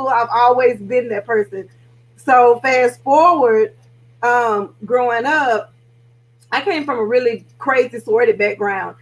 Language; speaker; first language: English; native; English